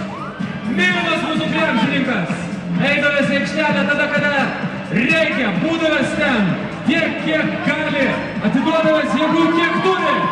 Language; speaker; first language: Lithuanian; native; Lithuanian